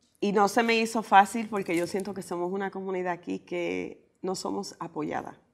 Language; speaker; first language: Spanish; early bilingual, heritage; Spanish